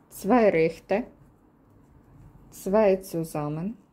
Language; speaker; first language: German; non-native, learner; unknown